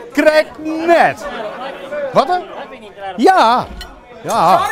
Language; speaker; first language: Dutch; non-native, local second language; Western Frisian